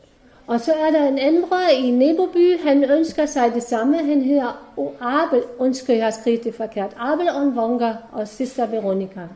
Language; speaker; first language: Danish; non-native, fluent; German